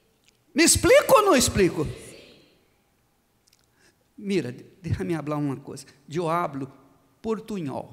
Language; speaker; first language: Portuguese; non-native, fluent; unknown